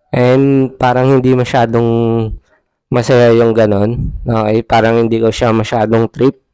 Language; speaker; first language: Filipino; native; Filipino